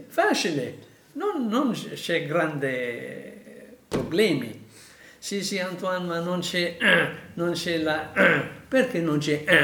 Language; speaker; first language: Italian; non-native, learner; Arabic